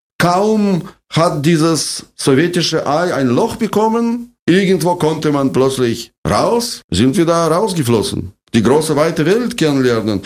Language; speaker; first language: German; non-native, fluent; Russian